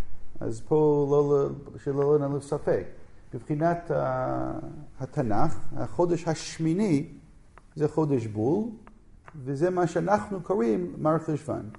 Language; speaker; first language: Hebrew; non-native, fluent; English